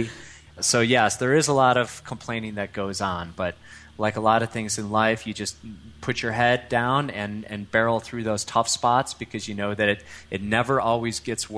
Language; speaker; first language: English; native; English